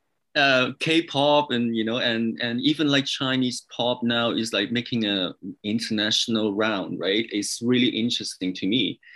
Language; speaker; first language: English; non-native, local second language; Cantonese